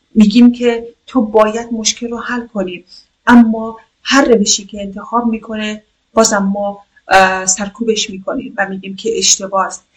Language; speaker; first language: Persian; non-native, local second language; Kurdish